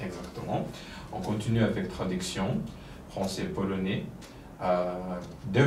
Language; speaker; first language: French; non-native, fluent; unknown